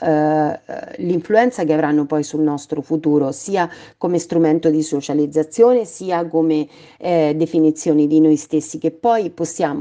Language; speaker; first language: Italian; native; Italian